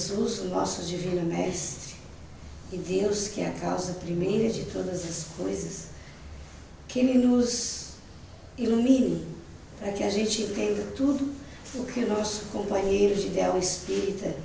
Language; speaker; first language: Portuguese; native; Portuguese